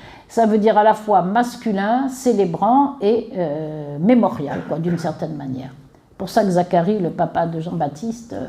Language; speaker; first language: French; native; French